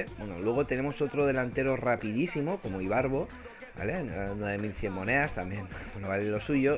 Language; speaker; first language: Spanish; native; Spanish